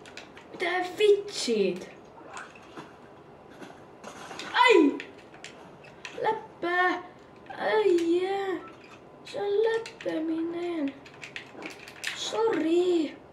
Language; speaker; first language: Finnish; early bilingual, other home language; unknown